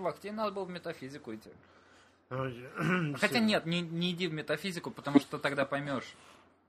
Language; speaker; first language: Russian; native; Russian